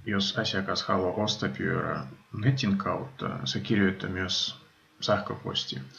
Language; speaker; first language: Finnish; non-native, fluent; Russian